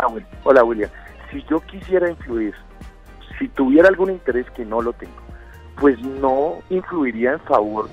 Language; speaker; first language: Spanish; native; Spanish